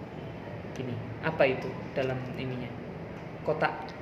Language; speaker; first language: Indonesian; native; Indonesian